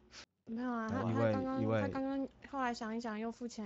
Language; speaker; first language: Chinese; native; Chinese